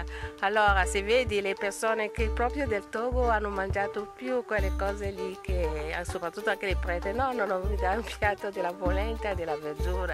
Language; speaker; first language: Italian; non-native, fluent; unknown